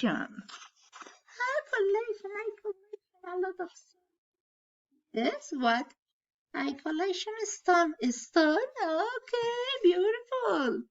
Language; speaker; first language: English; non-native, learner; Spanish